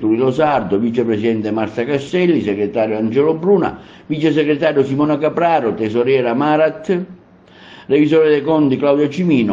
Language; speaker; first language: Italian; native; Italian